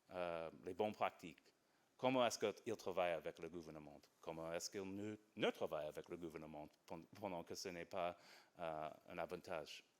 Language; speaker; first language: French; non-native, fluent; English